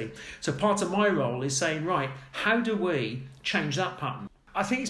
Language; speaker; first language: English; native; English